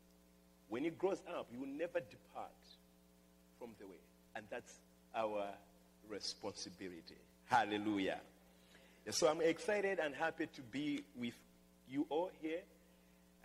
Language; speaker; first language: English; non-native, local second language; Nyanja